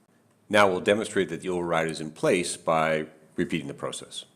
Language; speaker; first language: English; native; English